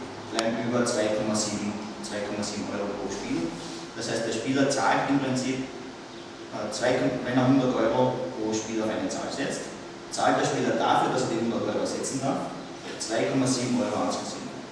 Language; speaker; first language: German; native; German